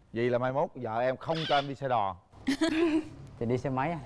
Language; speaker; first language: Vietnamese; native; Vietnamese